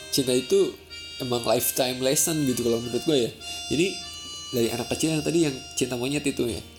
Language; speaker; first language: Indonesian; non-native, local second language; Sundanese